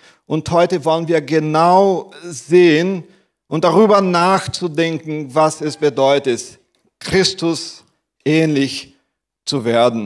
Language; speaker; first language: German; non-native, fluent; Portuguese